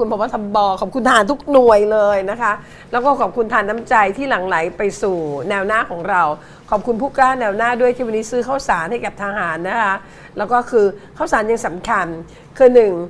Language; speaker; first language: Thai; native; Thai